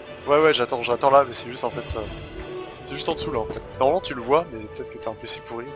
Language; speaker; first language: French; native; French